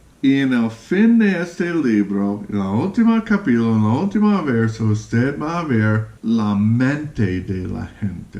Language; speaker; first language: Spanish; non-native, fluent; English